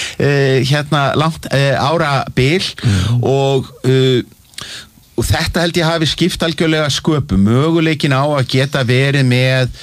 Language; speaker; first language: Icelandic; native; Icelandic